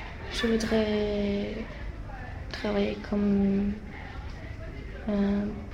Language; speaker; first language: French; non-native, learner; Swedish